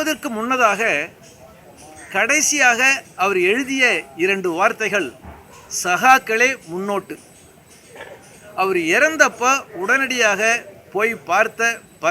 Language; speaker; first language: Tamil; native; Tamil